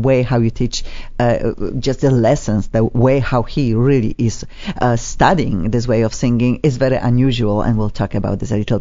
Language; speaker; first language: English; non-native, fluent; Polish